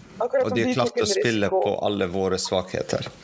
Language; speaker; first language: Norwegian; non-native, fluent; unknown